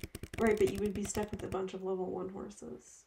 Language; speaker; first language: English; native; English